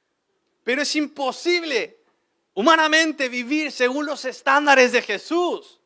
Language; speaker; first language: Spanish; native; Spanish